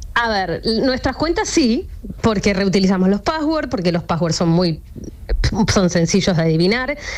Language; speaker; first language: Spanish; native; Spanish